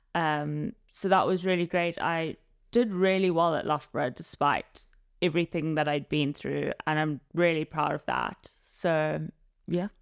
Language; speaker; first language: English; native; English